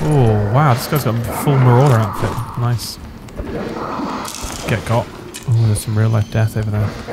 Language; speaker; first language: English; native; English